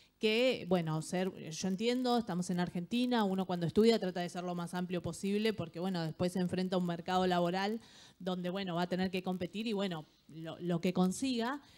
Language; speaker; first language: Spanish; native; Spanish